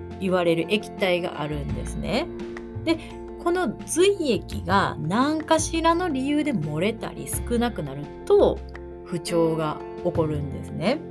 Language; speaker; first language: Japanese; native; Japanese